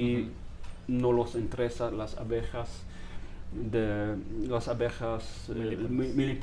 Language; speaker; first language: Spanish; non-native, fluent; German